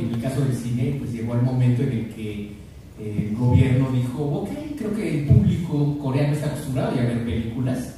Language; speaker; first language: Spanish; native; Spanish